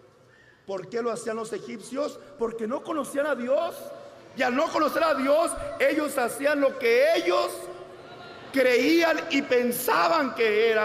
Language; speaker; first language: Spanish; native; Spanish